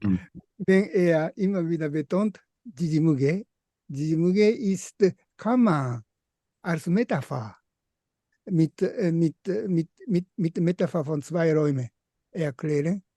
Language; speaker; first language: German; non-native, fluent; Japanese